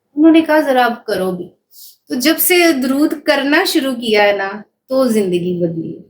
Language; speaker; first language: Urdu; non-native, local second language; Punjabi